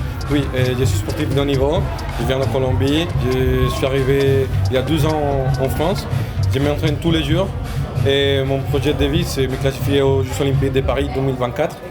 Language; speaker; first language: French; non-native, learner; Spanish